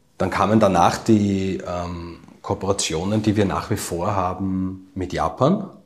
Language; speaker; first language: German; native; German